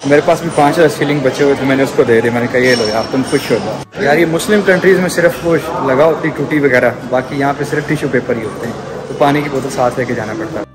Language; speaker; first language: Urdu; native; Urdu